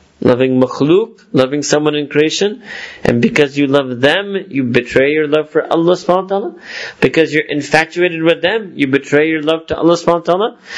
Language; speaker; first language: English; early bilingual, other home language; Urdu